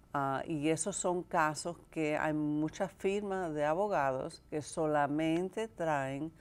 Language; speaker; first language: Spanish; early bilingual, heritage; Spanish